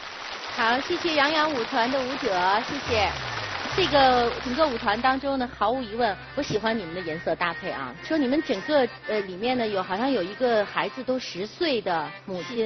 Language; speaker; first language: Chinese; native; Chinese